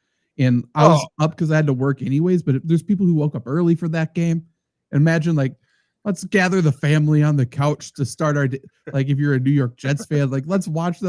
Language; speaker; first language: English; native; English